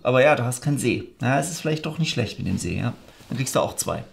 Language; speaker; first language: German; native; German